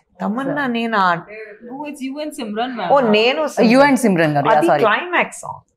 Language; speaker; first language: Telugu; non-native, local second language; Tamil